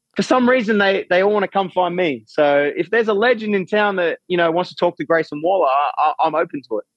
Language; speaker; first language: English; native; English